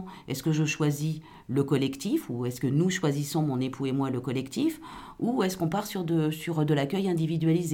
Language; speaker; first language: French; native; French